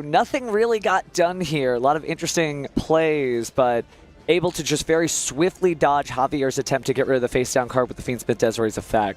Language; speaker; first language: English; native; English